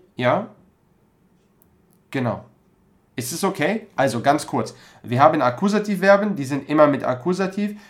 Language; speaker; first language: German; native; German